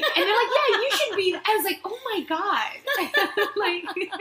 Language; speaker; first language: English; non-native, fluent; Spanish